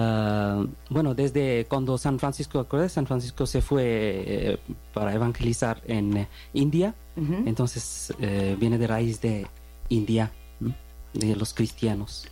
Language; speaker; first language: Spanish; non-native, learner; Bangla